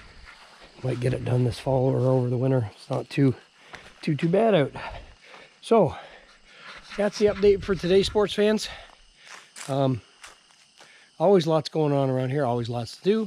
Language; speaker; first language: English; native; English